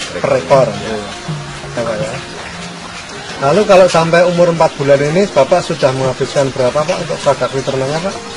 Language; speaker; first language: Indonesian; native; Indonesian